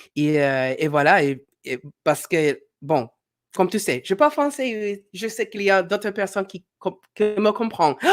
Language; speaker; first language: French; non-native, learner; English